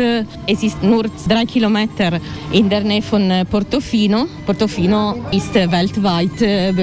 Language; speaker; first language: German; non-native, learner; Italian